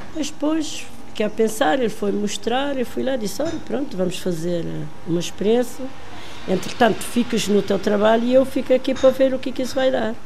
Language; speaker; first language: Portuguese; non-native, local second language; Kabuverdianu